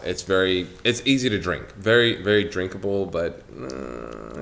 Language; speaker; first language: English; native; English